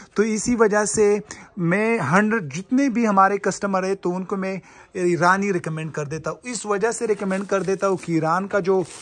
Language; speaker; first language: Urdu; non-native, local second language; Pashto